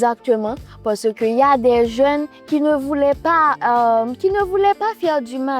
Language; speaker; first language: French; non-native, local second language; Haitian Creole